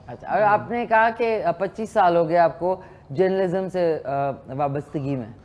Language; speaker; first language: Urdu; native; Urdu